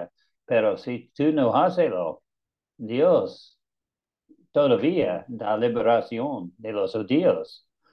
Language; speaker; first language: Spanish; non-native, learner; English